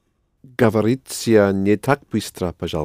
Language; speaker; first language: Russian; non-native, learner; English